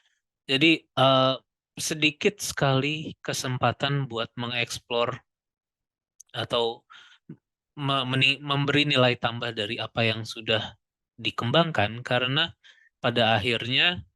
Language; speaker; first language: Indonesian; native; Indonesian